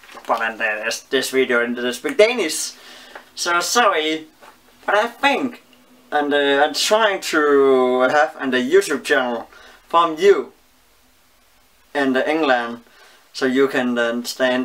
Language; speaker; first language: English; non-native, learner; Danish